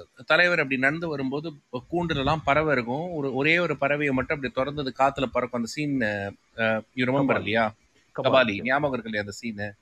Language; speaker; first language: Tamil; native; Tamil